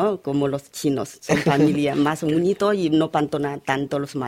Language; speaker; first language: Spanish; non-native, learner; Chinese